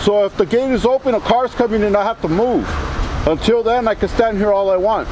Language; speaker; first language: English; early bilingual, other home language; Spanish